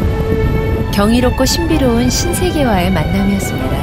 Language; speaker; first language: Korean; native; Korean